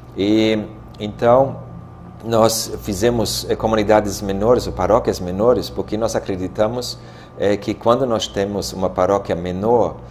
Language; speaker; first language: Portuguese; non-native, fluent; German